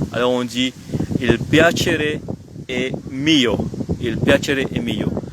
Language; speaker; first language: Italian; non-native, fluent; French